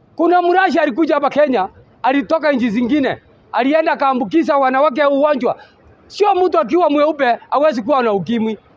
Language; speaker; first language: Swahili; non-native, local second language; Gusii